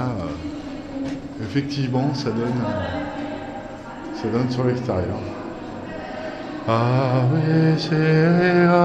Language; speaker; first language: French; native; French